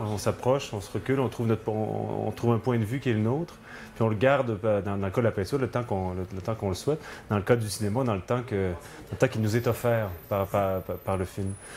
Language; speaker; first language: French; native; French